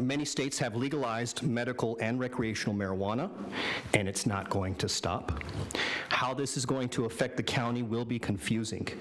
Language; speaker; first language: English; native; English